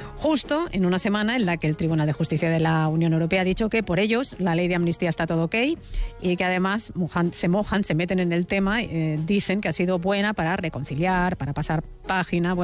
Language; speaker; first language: Spanish; native; Spanish